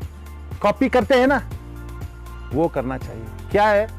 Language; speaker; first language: Hindi; non-native, local second language; Tamil